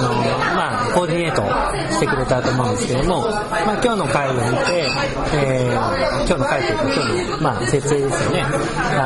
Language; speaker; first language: Japanese; native; Japanese